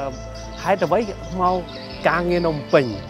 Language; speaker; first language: Khmer; early bilingual, heritage; Khmer